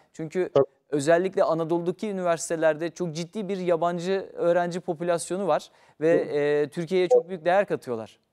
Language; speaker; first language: Turkish; native; Turkish